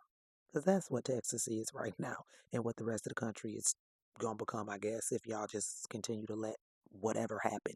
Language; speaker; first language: English; native; English